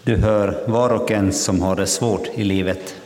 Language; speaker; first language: Swedish; non-native, local second language; Finnish